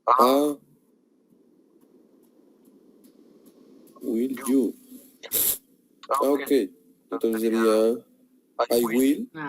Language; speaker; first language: English; non-native, learner; Spanish